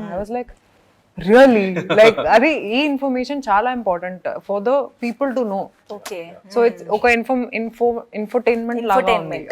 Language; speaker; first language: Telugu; non-native, local second language; Hindi